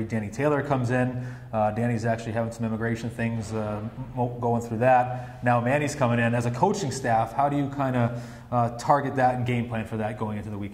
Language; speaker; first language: English; native; English